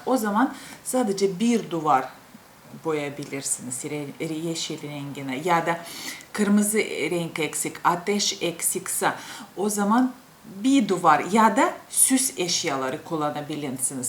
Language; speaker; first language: Turkish; non-native, fluent; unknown